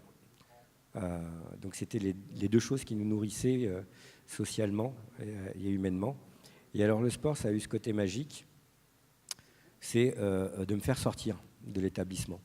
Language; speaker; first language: French; native; French